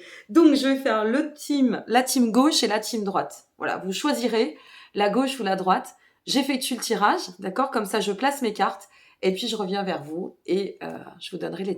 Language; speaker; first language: French; native; French